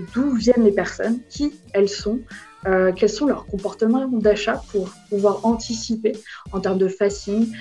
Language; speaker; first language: French; native; French